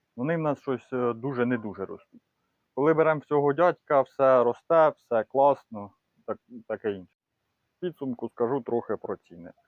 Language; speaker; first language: Ukrainian; native; Ukrainian